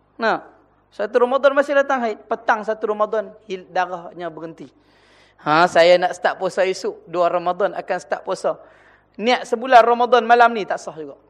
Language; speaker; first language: Malay; native; Malay